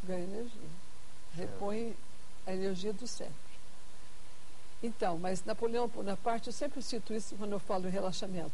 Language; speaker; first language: Portuguese; native; Portuguese